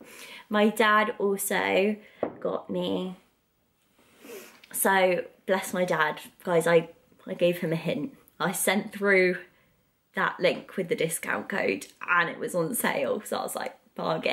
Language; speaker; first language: English; native; English